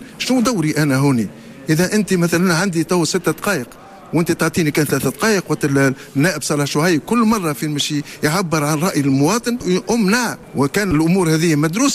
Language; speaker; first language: Arabic; native; Arabic